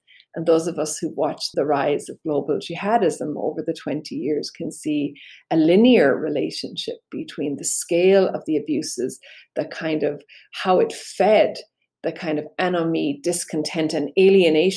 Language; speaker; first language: English; native; English